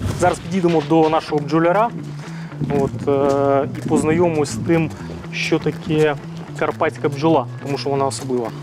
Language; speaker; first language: Ukrainian; native; Ukrainian